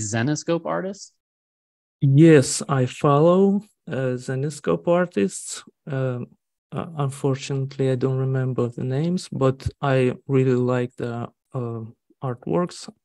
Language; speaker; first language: English; non-native, learner; Russian